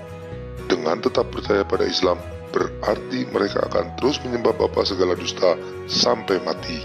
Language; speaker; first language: Indonesian; native; Indonesian